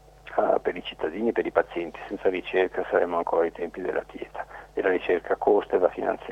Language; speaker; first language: Italian; native; Italian